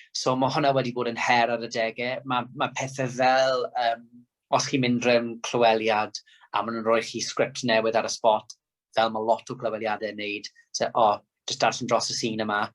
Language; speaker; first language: Welsh; non-native, local second language; English